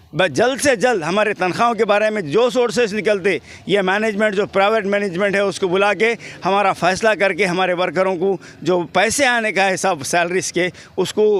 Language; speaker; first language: Urdu; native; Urdu